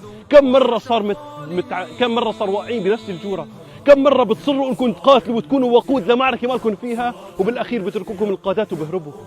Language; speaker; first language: Arabic; native; Arabic